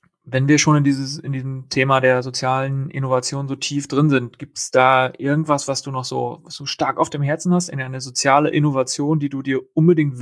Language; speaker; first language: German; native; German